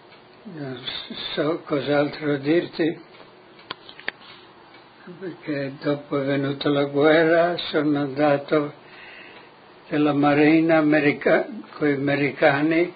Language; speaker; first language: Italian; non-native, local second language; Friulian